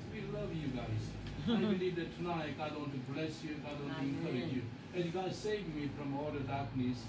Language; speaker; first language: English; non-native, learner; Korean